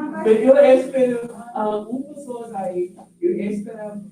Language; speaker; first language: Portuguese; non-native, learner; English